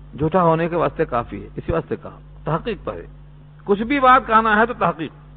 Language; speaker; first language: Urdu; native; Urdu